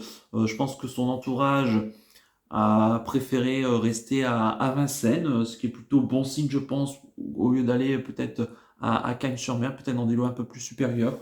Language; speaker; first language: French; native; French